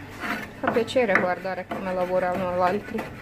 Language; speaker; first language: Italian; non-native, learner; Russian